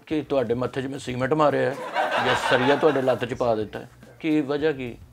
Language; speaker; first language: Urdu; non-native, local second language; Punjabi